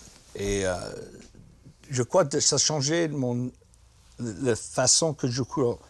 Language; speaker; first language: French; non-native, fluent; English